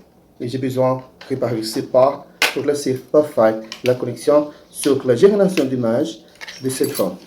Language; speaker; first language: French; non-native, learner; Portuguese